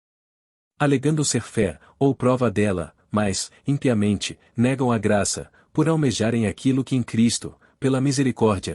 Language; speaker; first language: Portuguese; native; Portuguese